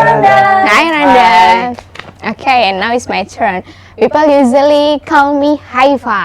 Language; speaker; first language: English; non-native, learner; Indonesian